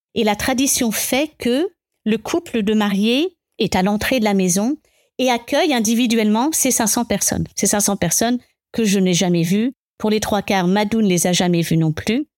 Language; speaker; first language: French; native; French